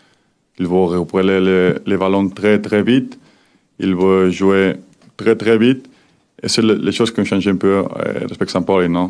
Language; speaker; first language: French; non-native, learner; Spanish